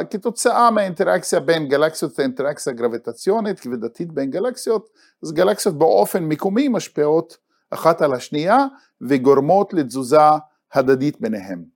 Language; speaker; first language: Hebrew; non-native, local second language; Arabic